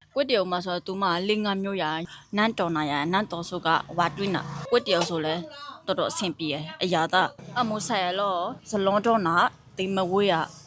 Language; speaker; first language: Burmese; native; Burmese